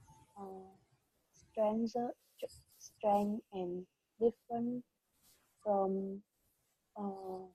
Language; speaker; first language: English; non-native, learner; Vietnamese